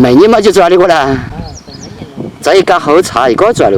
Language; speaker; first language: Chinese; native; Chinese